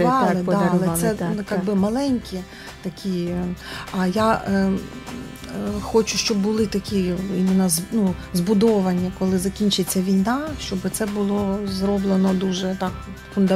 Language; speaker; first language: Ukrainian; non-native, local second language; Russian